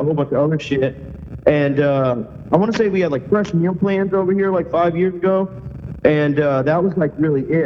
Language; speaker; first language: English; native; English